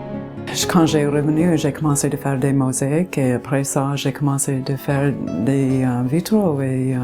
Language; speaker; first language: French; non-native, local second language; English